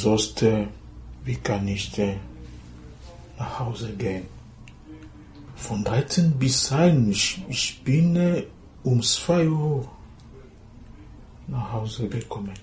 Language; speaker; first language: German; non-native, learner; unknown